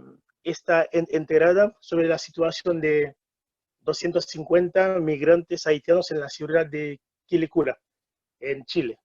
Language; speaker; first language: Spanish; non-native, fluent; Haitian Creole